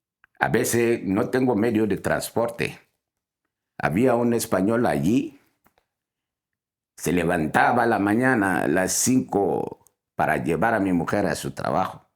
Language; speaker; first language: Spanish; non-native, fluent; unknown